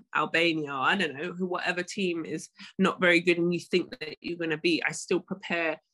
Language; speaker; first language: English; native; English